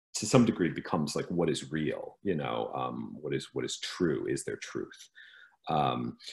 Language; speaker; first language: English; native; English